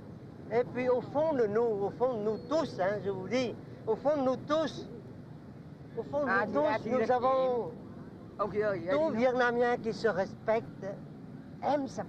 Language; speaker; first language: French; non-native, local second language; Vietnamese